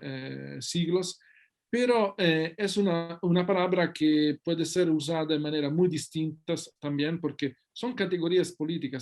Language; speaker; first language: Spanish; non-native, fluent; Italian